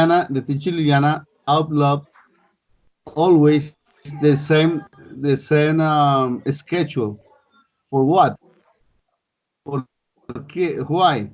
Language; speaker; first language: English; non-native, learner; Spanish